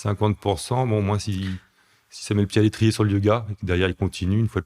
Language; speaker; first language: French; native; French